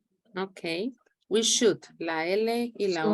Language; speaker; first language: Spanish; native; Spanish